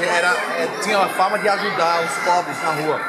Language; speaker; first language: Portuguese; non-native, fluent; German